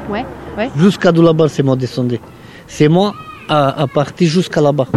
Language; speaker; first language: French; non-native, learner; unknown